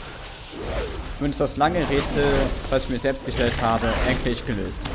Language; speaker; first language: German; native; German